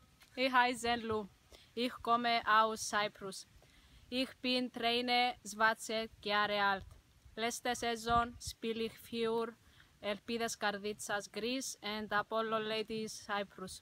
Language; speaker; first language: German; non-native, learner; Greek